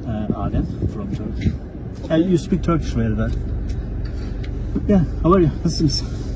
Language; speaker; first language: English; non-native, learner; Turkish